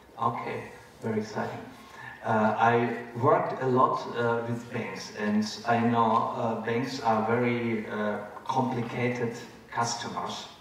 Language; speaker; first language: English; non-native, fluent; German